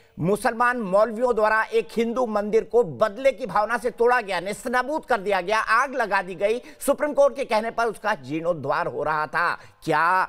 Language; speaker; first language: Hindi; native; Hindi